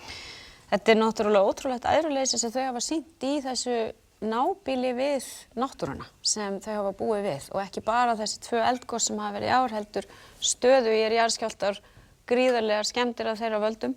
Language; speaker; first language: Icelandic; native; Icelandic